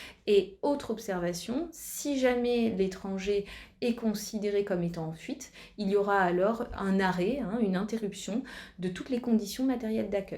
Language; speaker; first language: French; native; French